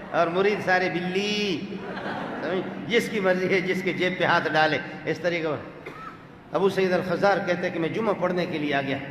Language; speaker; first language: Urdu; non-native, local second language; Baluchi